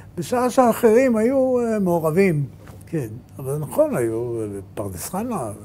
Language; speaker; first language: Hebrew; native; Hebrew